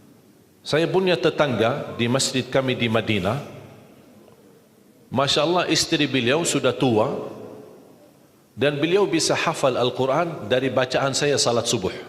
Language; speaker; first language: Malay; non-native, fluent; Arabic